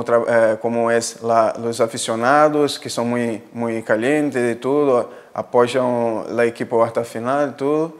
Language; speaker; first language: Spanish; non-native, fluent; Portuguese